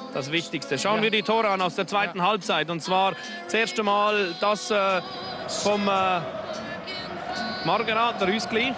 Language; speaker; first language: German; native; German